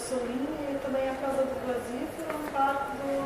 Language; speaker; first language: Portuguese; non-native, fluent; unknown